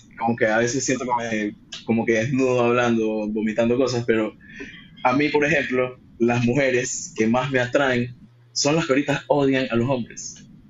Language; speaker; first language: Spanish; early bilingual, heritage; Spanish